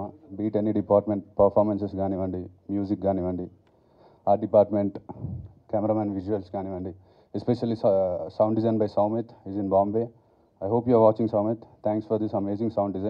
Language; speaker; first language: Telugu; native; Telugu